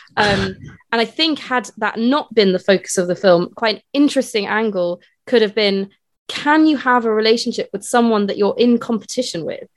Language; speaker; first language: English; native; English